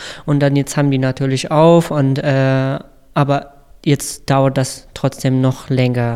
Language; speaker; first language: German; non-native, fluent; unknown